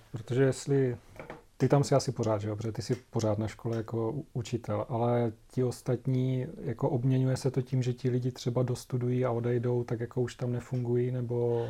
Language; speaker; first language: Czech; native; Czech